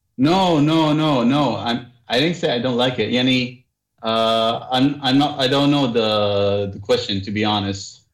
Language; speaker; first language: English; non-native, learner; Arabic